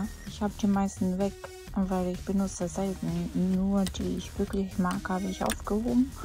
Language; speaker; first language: German; non-native, fluent; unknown